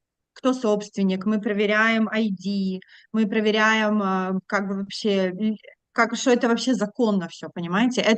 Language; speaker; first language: Russian; native; Russian